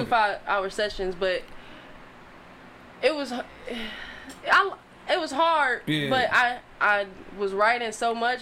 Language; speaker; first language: English; native; English